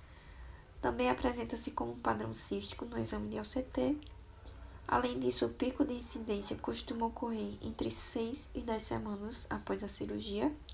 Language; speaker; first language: Portuguese; native; Portuguese